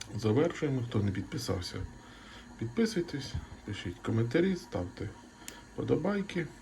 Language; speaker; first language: Ukrainian; native; Ukrainian